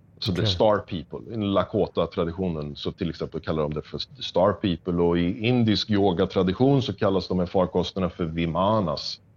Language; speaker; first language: Swedish; native; Swedish